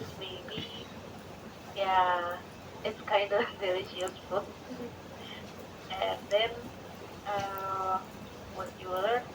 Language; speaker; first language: English; non-native, learner; Indonesian